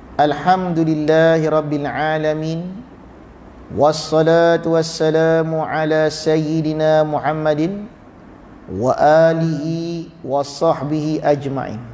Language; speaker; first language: Malay; native; Malay